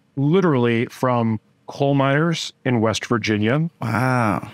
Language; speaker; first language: English; native; English